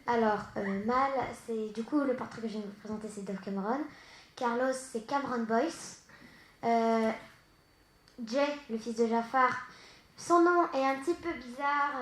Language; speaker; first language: French; native; French